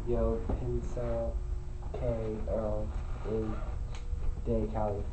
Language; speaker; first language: Spanish; non-native, learner; English